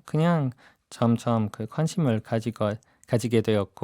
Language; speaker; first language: Korean; non-native, fluent; English